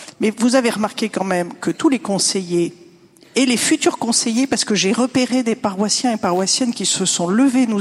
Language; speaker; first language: French; native; French